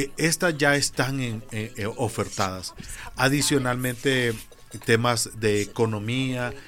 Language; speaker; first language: Spanish; native; Spanish